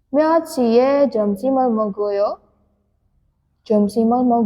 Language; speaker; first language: Korean; non-native, fluent; Indonesian